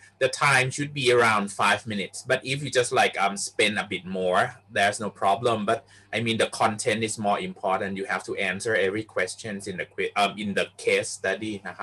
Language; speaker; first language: English; non-native, fluent; Thai